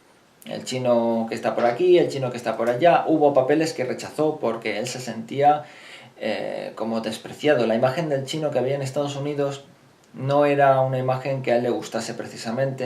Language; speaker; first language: Spanish; native; Spanish